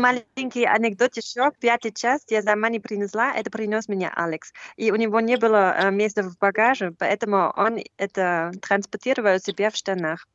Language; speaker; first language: Russian; non-native, learner; German